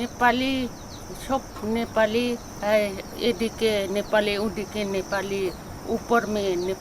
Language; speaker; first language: Hindi; non-native, local second language; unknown